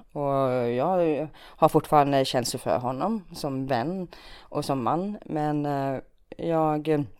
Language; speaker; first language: Swedish; early bilingual, other home language; Finnish